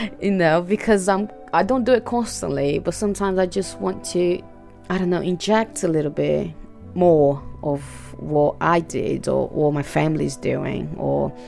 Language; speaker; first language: English; non-native, fluent; Portuguese